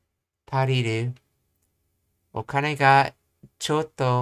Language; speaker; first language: Japanese; non-native, learner; English